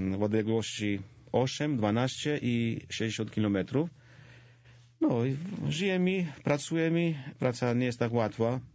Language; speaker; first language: Polish; non-native, fluent; Georgian